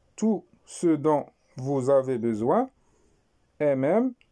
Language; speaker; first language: French; non-native, local second language; Arabic